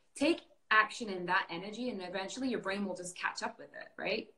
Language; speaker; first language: English; native; English